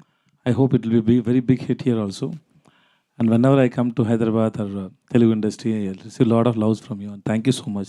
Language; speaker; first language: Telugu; non-native, learner; Tamil